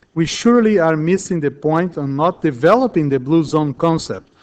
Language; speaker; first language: English; non-native, fluent; Portuguese